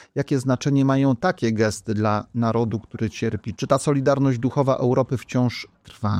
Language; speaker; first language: Polish; native; Polish